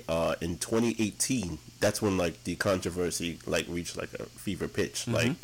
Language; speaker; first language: English; early bilingual, other home language; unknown